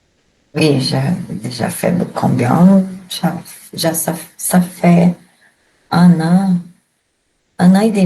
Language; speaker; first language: French; non-native, learner; Portuguese